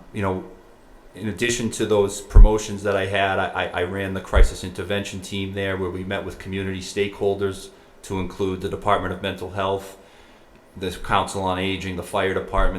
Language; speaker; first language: English; native; English